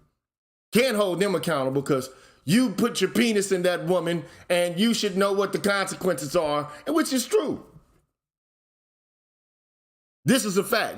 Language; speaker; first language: English; native; English